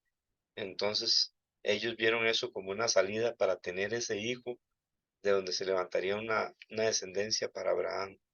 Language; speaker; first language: Spanish; native; Spanish